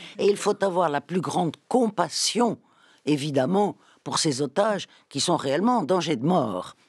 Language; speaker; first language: French; native; French